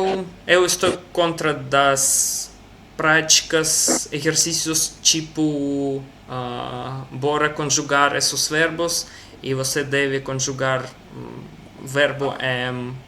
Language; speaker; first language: Portuguese; non-native, learner; Russian